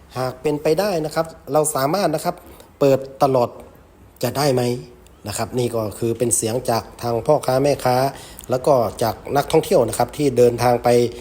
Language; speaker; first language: Thai; native; Thai